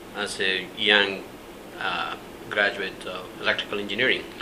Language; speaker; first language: English; non-native, fluent; Spanish